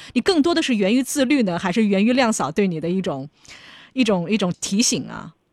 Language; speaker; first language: Chinese; native; Chinese